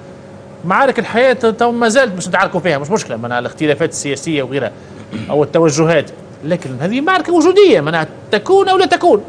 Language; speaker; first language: Arabic; native; Arabic